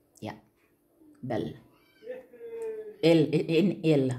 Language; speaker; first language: Dutch; non-native, learner; Filipino